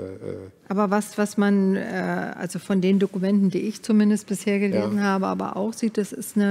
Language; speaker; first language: German; native; German